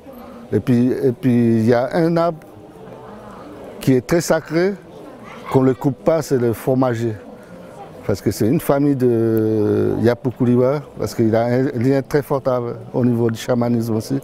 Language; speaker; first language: French; non-native, local second language; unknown